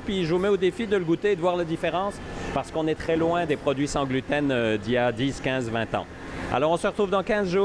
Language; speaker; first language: French; native; French